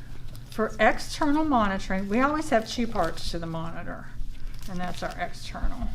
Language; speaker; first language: English; native; English